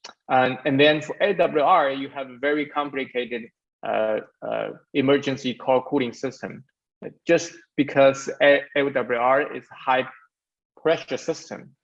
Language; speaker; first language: English; non-native, fluent; Chinese